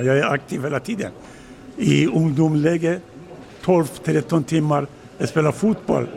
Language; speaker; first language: Swedish; non-native, learner; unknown